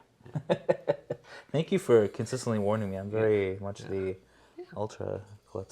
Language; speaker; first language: English; native; English